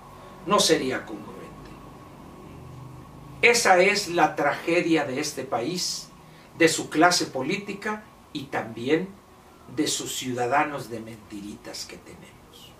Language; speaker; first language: Spanish; native; Spanish